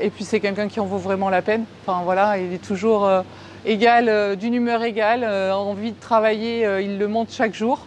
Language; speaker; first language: French; native; French